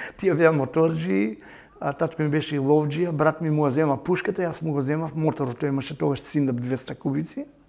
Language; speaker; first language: Macedonian; native; Macedonian